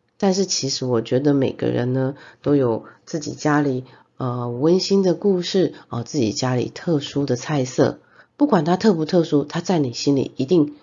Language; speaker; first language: Chinese; native; Chinese